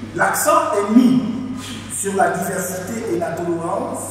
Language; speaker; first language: French; native; French